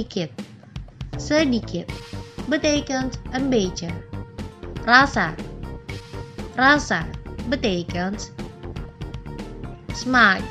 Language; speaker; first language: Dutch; non-native, fluent; Indonesian